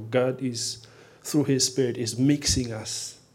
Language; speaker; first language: English; non-native, local second language; Nyanja